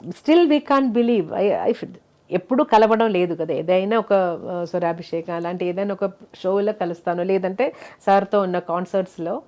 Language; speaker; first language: Telugu; non-native, learner; Malayalam